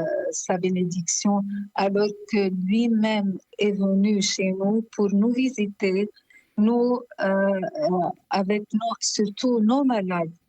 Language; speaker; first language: French; non-native, local second language; Arabic